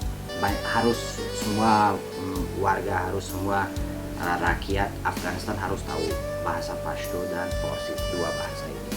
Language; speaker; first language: Indonesian; non-native, fluent; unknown